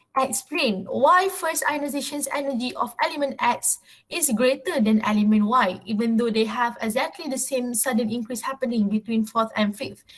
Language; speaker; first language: English; non-native, local second language; Malay